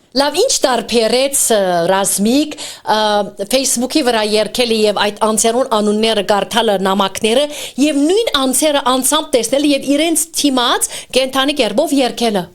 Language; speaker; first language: Armenian; early bilingual, heritage; Armenian